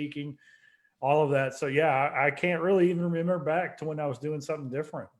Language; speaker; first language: English; native; English